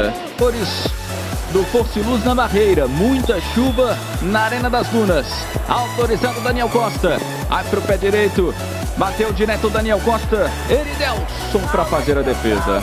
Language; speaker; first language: Portuguese; native; Portuguese